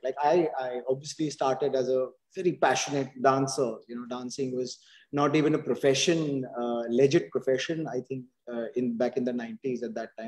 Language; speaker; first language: English; non-native, local second language; Hindi